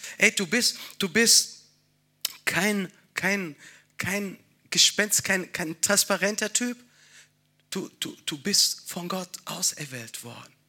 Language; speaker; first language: German; non-native, fluent; Italian